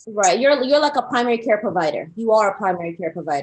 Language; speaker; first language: English; early bilingual, other home language; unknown